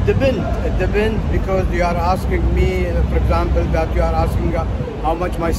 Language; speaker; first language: English; non-native, learner; Arabic